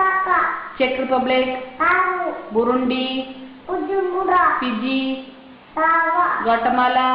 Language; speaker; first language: English; non-native, learner; Arabic